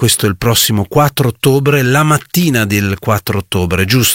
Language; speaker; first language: Italian; native; Italian